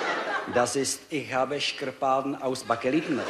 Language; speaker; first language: German; non-native, learner; Czech